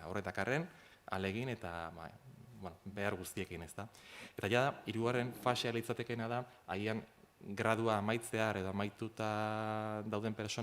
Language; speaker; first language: Basque; native; Basque